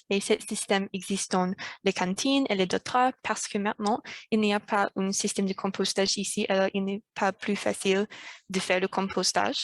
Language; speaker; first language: French; non-native, learner; English